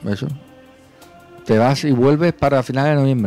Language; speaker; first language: Spanish; native; Spanish